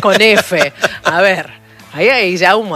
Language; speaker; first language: Spanish; native; Spanish